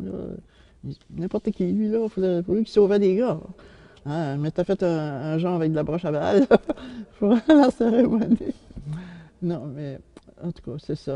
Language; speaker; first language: French; native; French